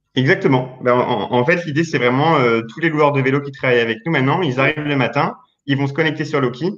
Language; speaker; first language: French; native; French